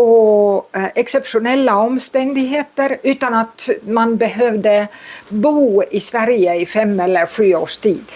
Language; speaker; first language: Swedish; non-native, fluent; Estonian